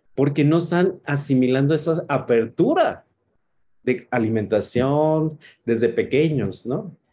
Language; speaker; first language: Spanish; native; Spanish